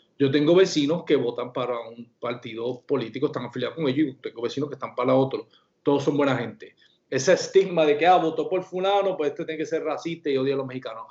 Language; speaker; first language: Spanish; native; Spanish